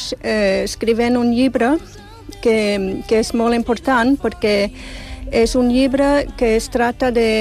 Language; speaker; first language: Catalan; non-native, fluent; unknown